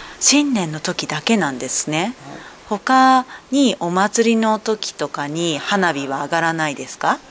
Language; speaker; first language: Japanese; native; Japanese